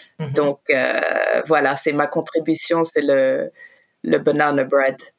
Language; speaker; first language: French; native; French